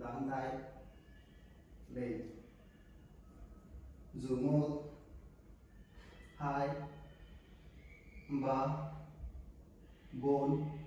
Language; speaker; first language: Vietnamese; non-native, learner; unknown